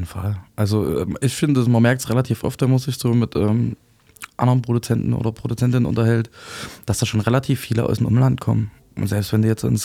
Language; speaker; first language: German; native; German